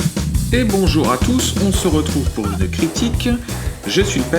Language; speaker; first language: French; native; French